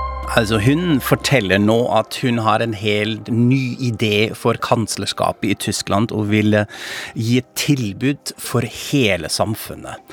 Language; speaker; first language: Norwegian; non-native, fluent; German